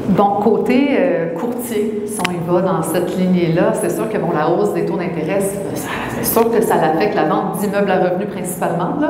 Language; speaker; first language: French; native; French